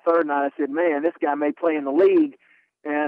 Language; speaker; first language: English; native; English